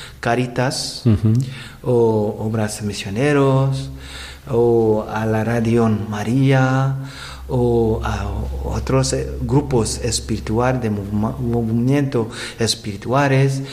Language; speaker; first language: Spanish; non-native, learner; Rundi